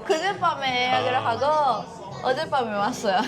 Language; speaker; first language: Korean; non-native, fluent; Japanese